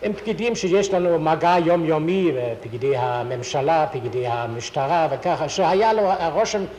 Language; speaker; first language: Hebrew; non-native, fluent; German